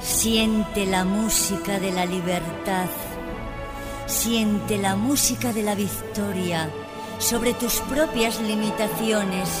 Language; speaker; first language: Spanish; native; Spanish